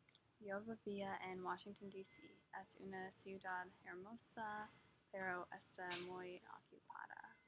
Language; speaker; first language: Spanish; non-native, learner; English